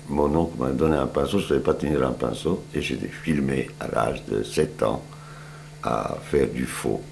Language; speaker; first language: French; non-native, fluent; Serbian